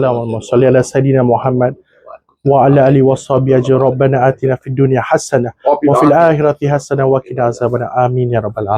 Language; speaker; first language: Malay; native; Malay